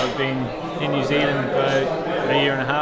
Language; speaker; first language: English; native; English